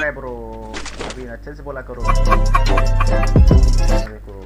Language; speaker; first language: Hindi; native; Hindi